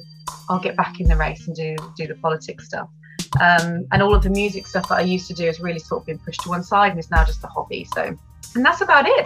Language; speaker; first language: English; native; English